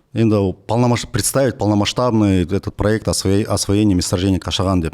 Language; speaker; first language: Russian; non-native, local second language; Kazakh